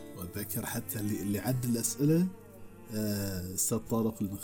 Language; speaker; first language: Arabic; native; Arabic